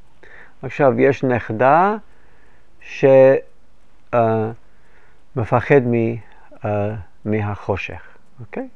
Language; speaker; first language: Hebrew; non-native, fluent; English